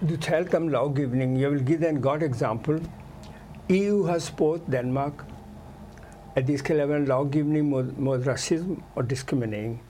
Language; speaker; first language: Danish; non-native, fluent; Urdu